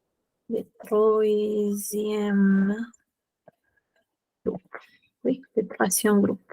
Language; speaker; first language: French; non-native, fluent; Spanish